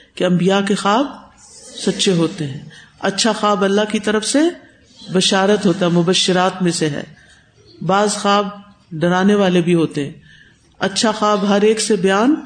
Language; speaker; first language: Urdu; non-native, local second language; Punjabi